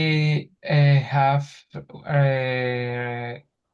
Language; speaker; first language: English; non-native, learner; Spanish